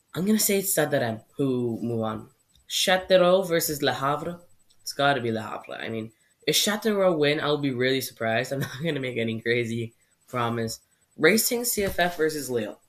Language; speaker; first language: English; native; English